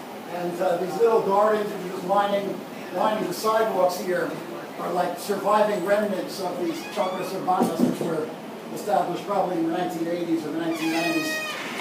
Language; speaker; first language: English; native; English